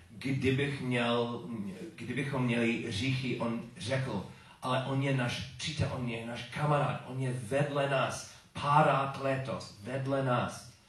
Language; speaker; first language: Czech; non-native, learner; English